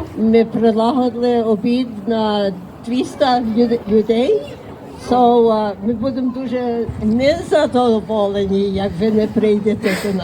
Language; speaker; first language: Ukrainian; early bilingual, heritage; Ukrainian